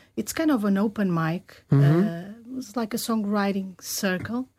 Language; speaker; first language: English; non-native, learner; Portuguese